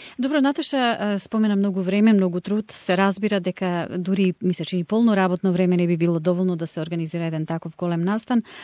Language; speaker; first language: Macedonian; native; Macedonian